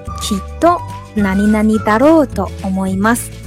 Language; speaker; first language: Japanese; non-native, fluent; Chinese